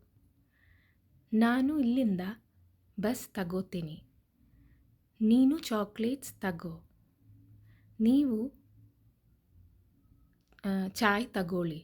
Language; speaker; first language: Kannada; non-native, learner; Malayalam